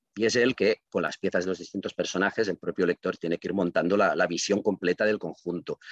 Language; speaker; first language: Spanish; non-native, local second language; Catalan